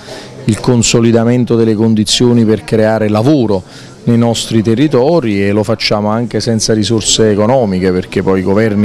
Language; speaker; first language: Italian; native; Italian